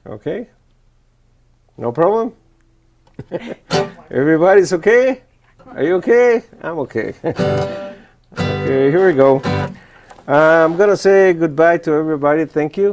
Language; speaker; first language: English; non-native, fluent; Spanish